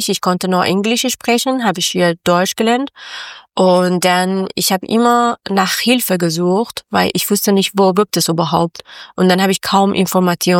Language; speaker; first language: German; non-native, learner; Persian